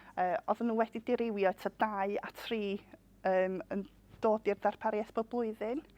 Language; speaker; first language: Welsh; non-native, local second language; English